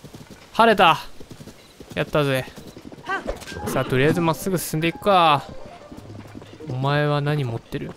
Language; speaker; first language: Japanese; native; Japanese